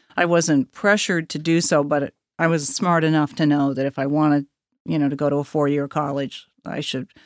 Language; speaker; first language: English; native; English